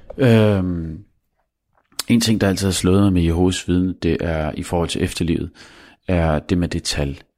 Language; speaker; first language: Danish; early bilingual, other home language; Arabic